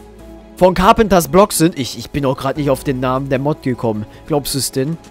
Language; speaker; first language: German; native; German